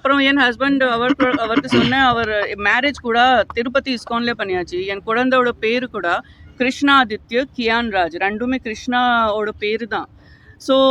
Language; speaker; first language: Tamil; non-native, fluent; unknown